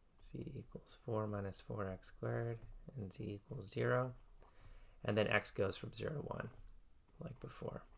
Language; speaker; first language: English; native; English